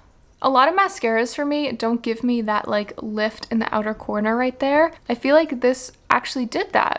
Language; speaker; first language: English; native; English